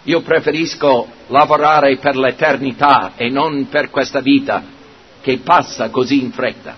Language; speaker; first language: Italian; non-native, fluent; English